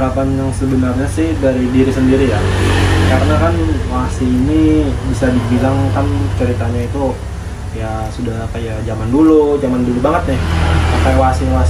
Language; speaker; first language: Indonesian; non-native, local second language; Banjar